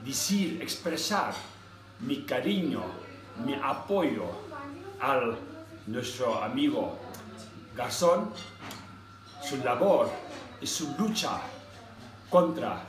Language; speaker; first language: Spanish; non-native, learner; Tibetan